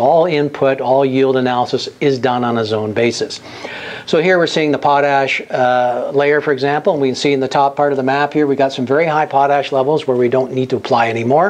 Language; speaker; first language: English; native; English